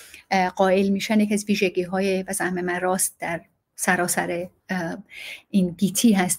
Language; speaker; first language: Persian; native; Persian